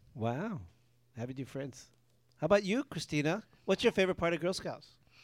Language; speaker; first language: English; early bilingual, other home language; Spanish